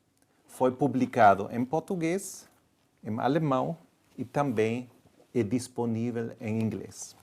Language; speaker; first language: Portuguese; non-native, fluent; German